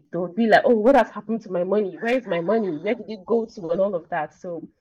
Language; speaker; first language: English; non-native, local second language; Igbo